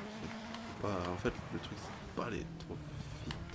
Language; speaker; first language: French; native; French